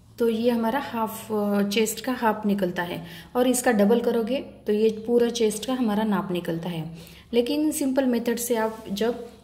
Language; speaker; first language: Hindi; non-native, local second language; Marathi